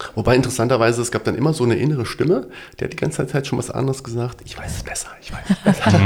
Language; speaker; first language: German; native; German